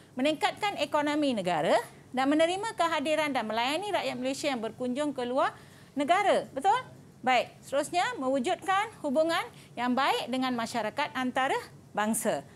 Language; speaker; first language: Malay; non-native, local second language; Tamil